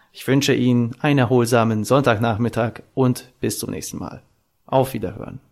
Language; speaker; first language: German; non-native, fluent; Serbian